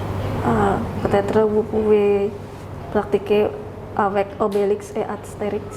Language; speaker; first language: French; non-native, learner; Indonesian